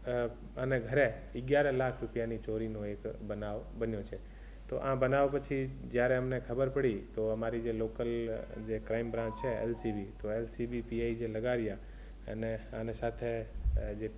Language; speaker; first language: Gujarati; non-native, fluent; Hindi